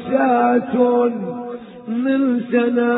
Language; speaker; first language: Arabic; native; Arabic